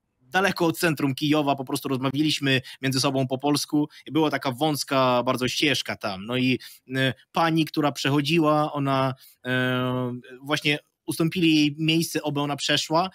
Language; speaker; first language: Polish; non-native, fluent; Ukrainian